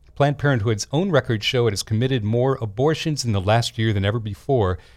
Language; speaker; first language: English; native; English